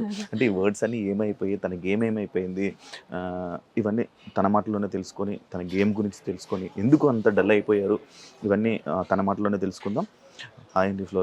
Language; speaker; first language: Telugu; native; Telugu